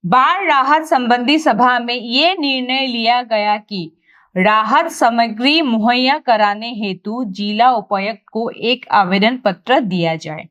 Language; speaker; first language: Hindi; non-native, local second language; Assamese